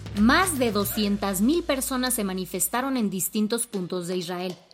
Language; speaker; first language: Spanish; native; Spanish